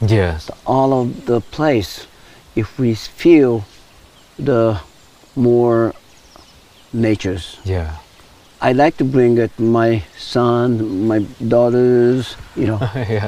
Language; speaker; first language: English; non-native, learner; Japanese